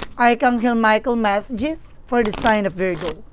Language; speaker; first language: English; non-native, local second language; Filipino